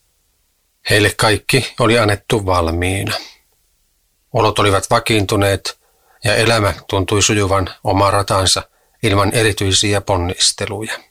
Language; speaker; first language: Finnish; native; Finnish